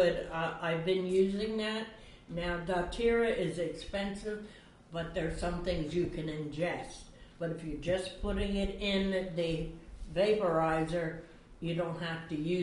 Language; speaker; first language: English; early bilingual, other home language; Swedish